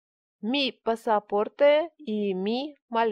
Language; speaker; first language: Spanish; non-native, learner; Russian